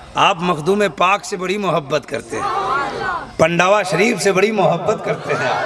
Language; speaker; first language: Hindi; native; Hindi